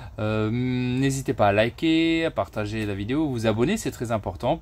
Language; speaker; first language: French; native; French